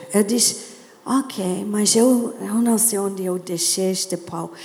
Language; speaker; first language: Portuguese; non-native, learner; English